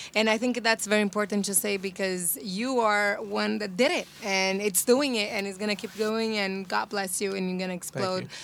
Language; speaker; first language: English; non-native, fluent; Portuguese